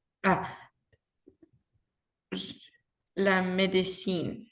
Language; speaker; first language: French; non-native, learner; Spanish